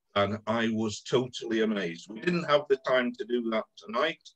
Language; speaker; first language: English; native; English